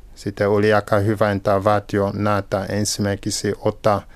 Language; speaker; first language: Finnish; non-native, fluent; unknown